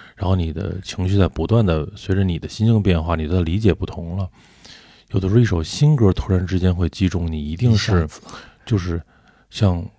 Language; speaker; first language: Chinese; native; Chinese